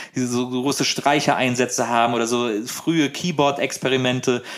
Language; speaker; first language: German; native; German